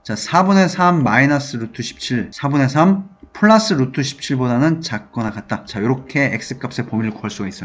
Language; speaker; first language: Korean; native; Korean